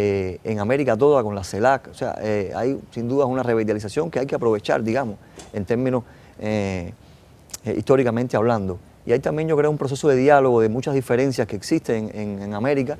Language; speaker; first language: Spanish; native; Spanish